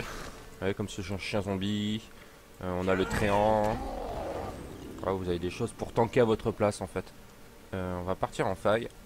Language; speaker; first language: French; native; French